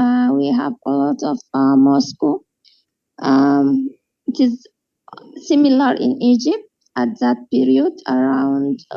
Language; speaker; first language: English; non-native, learner; Arabic